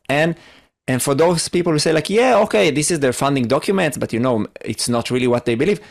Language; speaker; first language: English; non-native, fluent; Hebrew